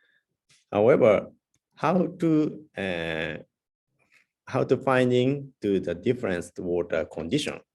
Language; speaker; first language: English; non-native, learner; Japanese